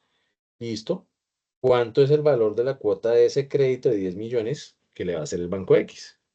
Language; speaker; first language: Spanish; native; Spanish